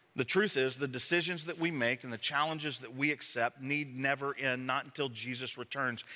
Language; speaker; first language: English; native; English